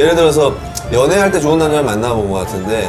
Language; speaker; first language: Korean; native; Korean